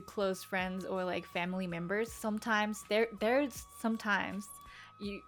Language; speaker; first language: English; non-native, fluent; Japanese